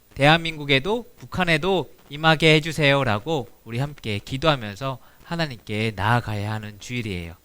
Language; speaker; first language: Korean; native; Korean